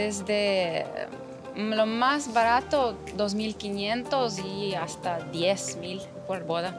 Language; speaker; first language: Spanish; non-native, fluent; Ukrainian